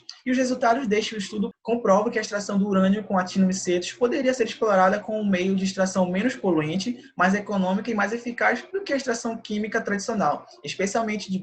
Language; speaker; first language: Portuguese; native; Portuguese